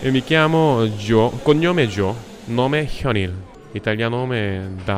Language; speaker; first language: Italian; non-native, learner; Korean